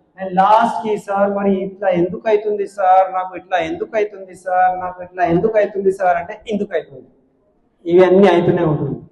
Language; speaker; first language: Telugu; non-native, local second language; Hindi